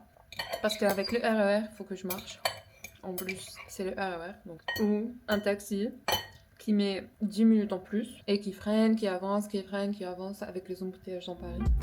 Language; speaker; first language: French; non-native, fluent; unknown